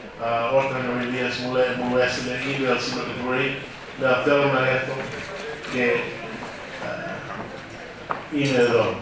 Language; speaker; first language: Greek; early bilingual, heritage; Greek